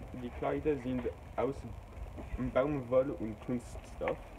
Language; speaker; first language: German; non-native, learner; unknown